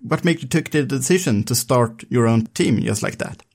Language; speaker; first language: English; non-native, fluent; Swedish